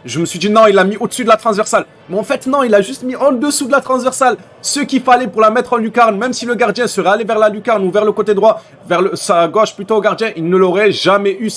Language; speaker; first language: French; native; French